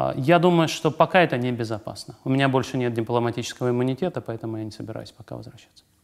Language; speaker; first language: Russian; native; Russian